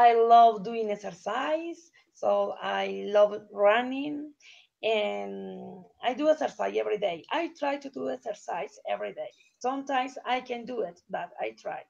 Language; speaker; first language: English; non-native, learner; Spanish